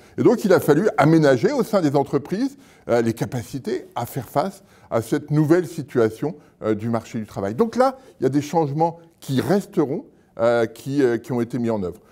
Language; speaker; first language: French; native; French